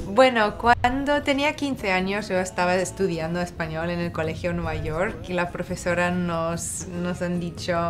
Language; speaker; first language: Spanish; non-native, fluent; English